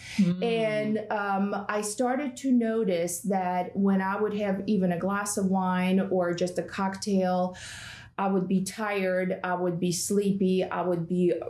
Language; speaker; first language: English; non-native, fluent; Russian